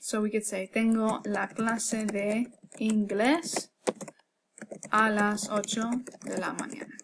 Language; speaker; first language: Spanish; non-native, fluent; English